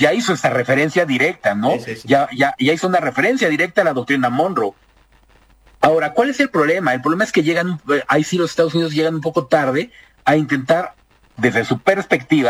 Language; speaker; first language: Spanish; native; Spanish